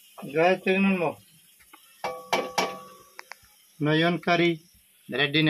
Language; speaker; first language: Filipino; non-native, learner; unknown